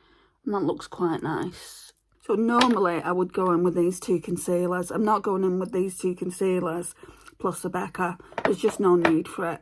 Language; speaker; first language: English; native; English